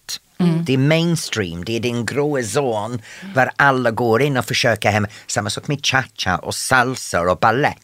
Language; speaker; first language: Swedish; non-native, fluent; English